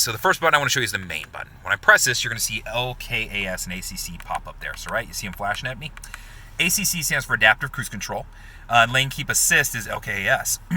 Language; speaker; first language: English; native; English